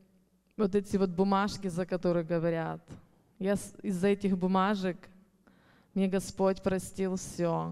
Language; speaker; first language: Russian; native; Russian